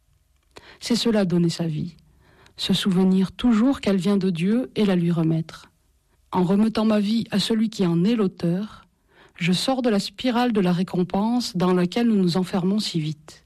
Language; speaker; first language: French; native; French